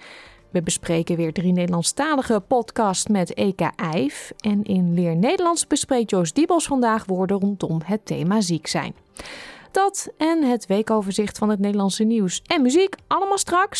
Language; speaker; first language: Dutch; native; Dutch